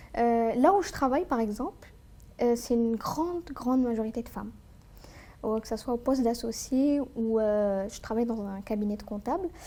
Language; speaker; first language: French; non-native, local second language; Arabic